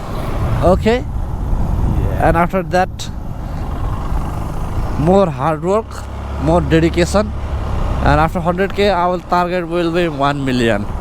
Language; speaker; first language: English; non-native, learner; Nepali